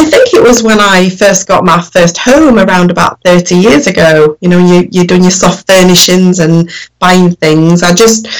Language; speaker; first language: English; native; English